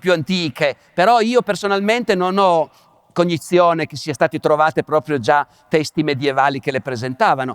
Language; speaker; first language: Italian; native; Italian